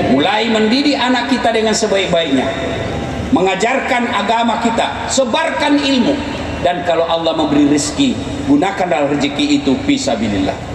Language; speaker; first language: Indonesian; non-native, local second language; Buginese